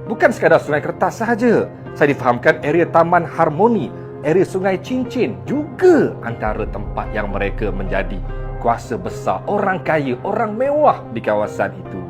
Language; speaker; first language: Malay; native; Malay